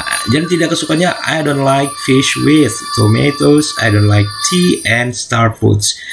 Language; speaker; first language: English; non-native, learner; Indonesian